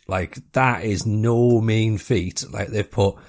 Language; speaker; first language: English; native; English